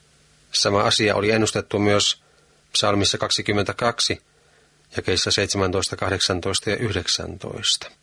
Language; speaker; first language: Finnish; native; Finnish